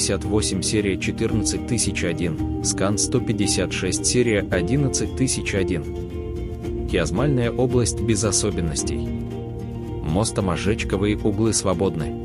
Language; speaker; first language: Russian; native; Russian